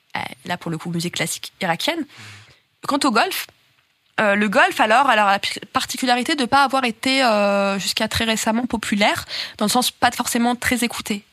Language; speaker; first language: French; native; French